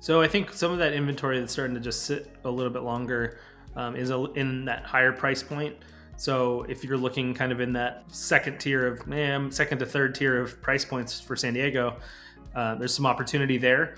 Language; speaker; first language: English; native; English